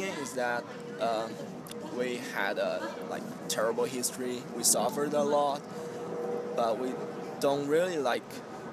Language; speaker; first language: English; non-native, fluent; Chinese